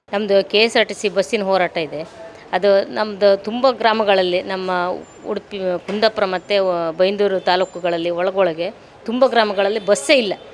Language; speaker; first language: Kannada; native; Kannada